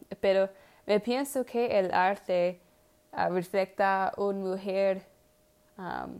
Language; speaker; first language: Spanish; non-native, learner; English